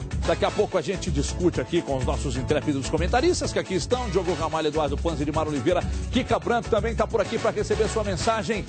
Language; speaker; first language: Portuguese; native; Portuguese